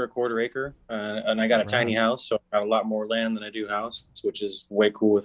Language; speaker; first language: English; native; English